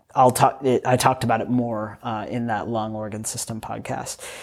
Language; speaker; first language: English; native; English